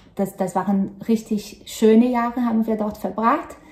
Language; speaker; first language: German; non-native, fluent; Portuguese